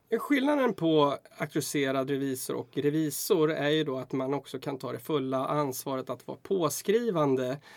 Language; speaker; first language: Swedish; native; Swedish